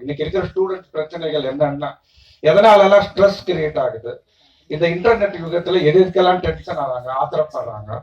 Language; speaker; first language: Tamil; native; Tamil